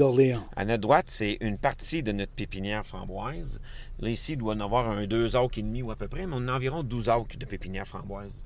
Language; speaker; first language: French; native; French